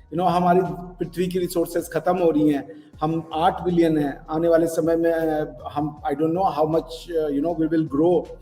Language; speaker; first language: Hindi; native; Hindi